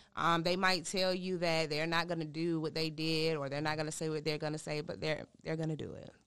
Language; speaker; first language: English; native; English